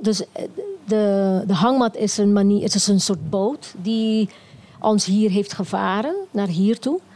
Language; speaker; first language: Dutch; non-native, local second language; Papiamento